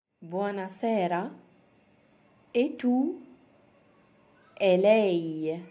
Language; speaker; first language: Italian; non-native, fluent; Arabic